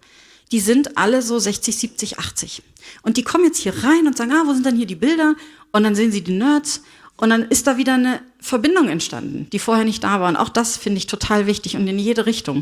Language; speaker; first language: German; native; German